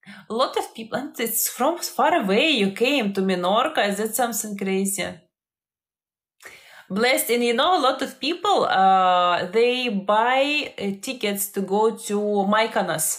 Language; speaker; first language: English; non-native, fluent; Ukrainian